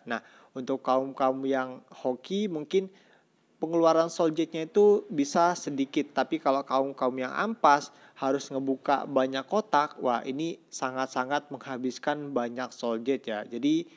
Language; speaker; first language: Indonesian; native; Indonesian